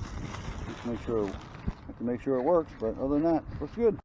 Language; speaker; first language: English; native; English